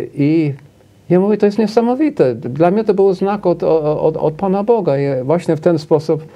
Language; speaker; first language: Polish; non-native, fluent; English